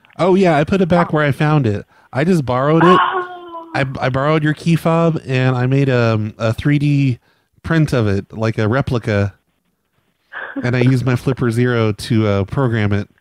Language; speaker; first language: English; native; English